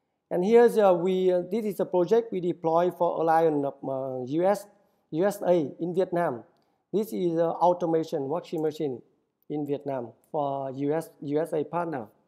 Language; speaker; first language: English; non-native, fluent; Vietnamese